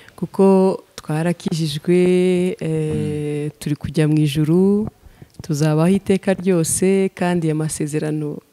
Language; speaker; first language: Kinyarwanda; early bilingual, heritage; Kinyarwanda